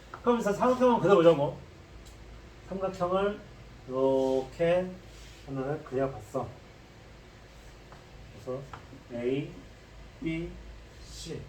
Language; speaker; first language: Korean; native; Korean